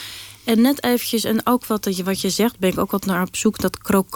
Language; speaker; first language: Dutch; native; Dutch